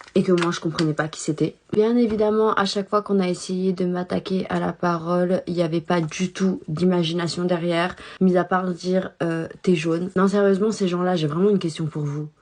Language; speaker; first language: French; early bilingual, other home language; Chinese